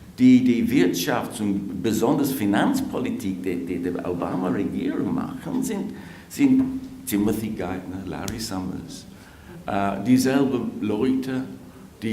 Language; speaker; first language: German; non-native, fluent; English